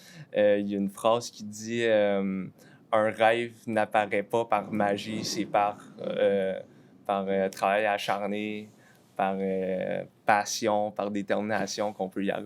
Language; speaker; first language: French; native; French